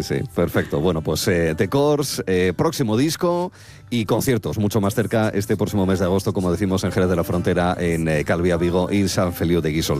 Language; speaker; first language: Spanish; native; Spanish